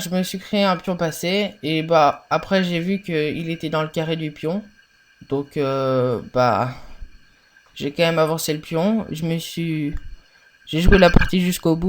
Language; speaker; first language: French; native; French